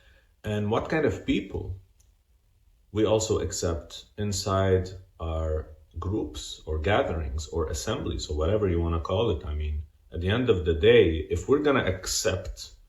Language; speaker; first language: English; non-native, fluent; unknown